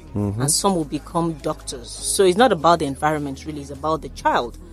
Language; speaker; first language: English; non-native, local second language; Yoruba